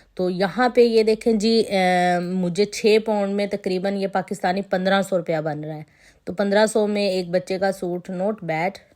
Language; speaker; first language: Urdu; non-native, local second language; Punjabi